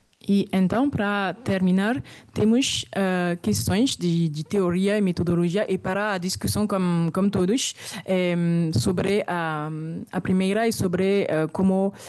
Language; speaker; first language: Portuguese; non-native, fluent; French